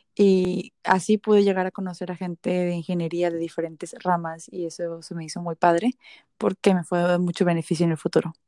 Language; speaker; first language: Spanish; native; Spanish